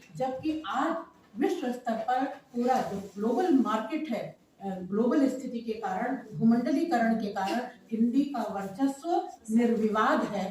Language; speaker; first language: Hindi; native; Hindi